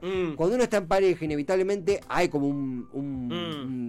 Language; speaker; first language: Spanish; native; Spanish